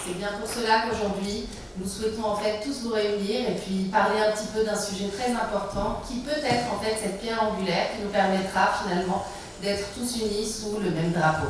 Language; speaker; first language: French; native; French